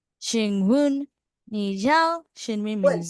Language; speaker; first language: Chinese; non-native, learner; Filipino